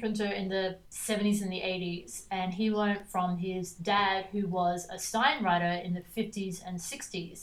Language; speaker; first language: English; native; English